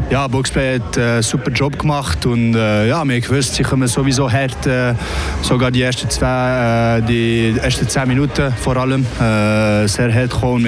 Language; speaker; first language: German; non-native, local second language; French